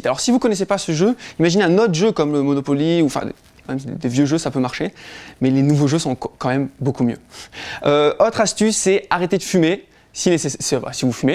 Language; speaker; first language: French; native; French